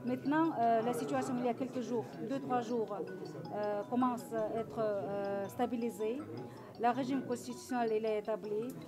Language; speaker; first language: French; non-native, fluent; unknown